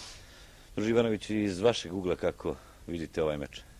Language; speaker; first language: Bosnian; native; Bosnian